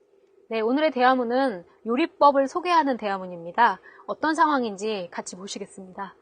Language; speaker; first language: Korean; native; Korean